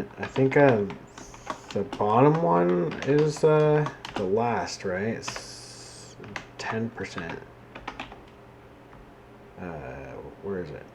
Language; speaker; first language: English; native; English